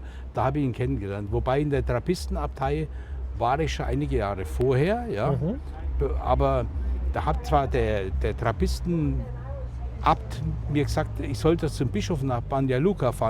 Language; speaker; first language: German; native; German